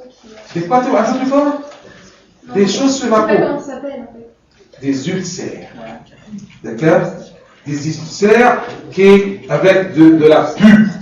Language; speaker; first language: French; non-native, fluent; Arabic